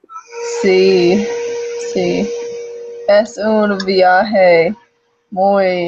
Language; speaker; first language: Spanish; non-native, learner; English